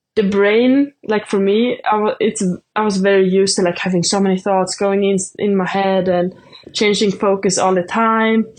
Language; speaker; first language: English; non-native, fluent; Swedish